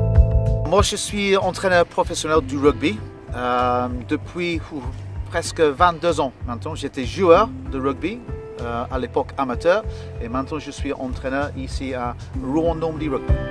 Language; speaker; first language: French; non-native, fluent; English